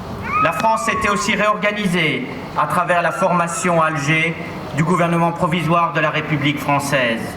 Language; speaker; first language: French; native; French